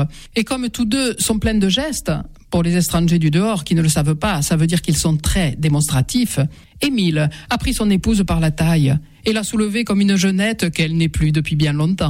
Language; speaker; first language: French; native; French